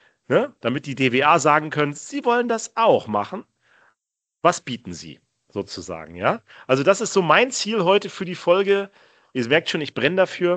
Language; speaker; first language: German; native; German